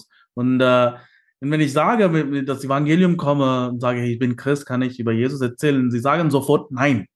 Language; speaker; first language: German; non-native, fluent; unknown